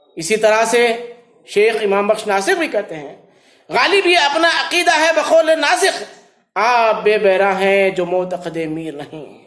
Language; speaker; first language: Urdu; native; Urdu